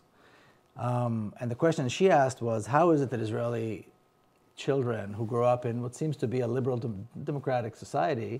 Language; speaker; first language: English; non-native, fluent; Hebrew